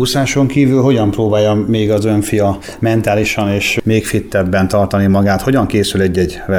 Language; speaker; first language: Hungarian; native; Hungarian